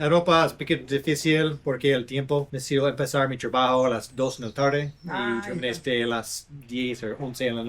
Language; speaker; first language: Spanish; non-native, learner; English